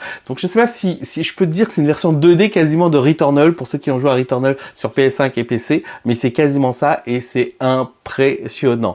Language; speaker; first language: French; native; French